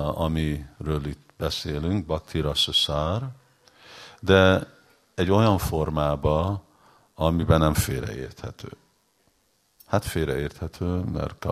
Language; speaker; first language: Hungarian; early bilingual, heritage; Hungarian